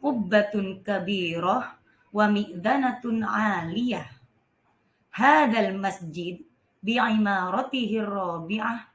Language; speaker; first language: Arabic; non-native, fluent; Indonesian